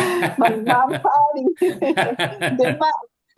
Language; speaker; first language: English; non-native, learner; Spanish